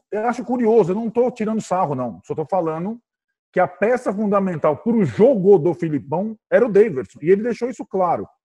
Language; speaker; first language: Portuguese; native; Portuguese